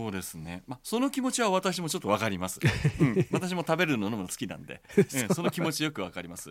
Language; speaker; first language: Japanese; native; Japanese